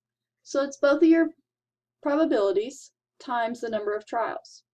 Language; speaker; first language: English; native; English